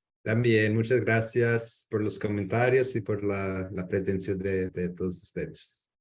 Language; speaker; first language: Spanish; non-native, learner; English